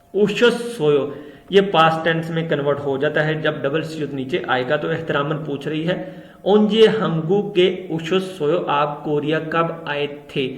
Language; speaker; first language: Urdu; non-native, local second language; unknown